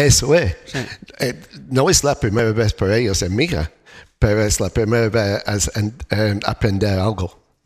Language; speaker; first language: Spanish; non-native, learner; English